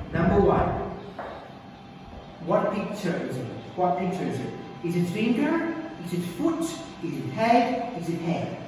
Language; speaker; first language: English; non-native, fluent; Thai